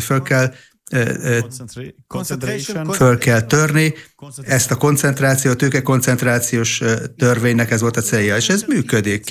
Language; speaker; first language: Hungarian; non-native, fluent; Hebrew